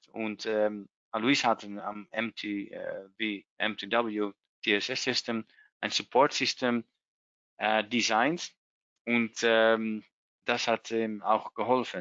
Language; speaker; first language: German; non-native, learner; Dutch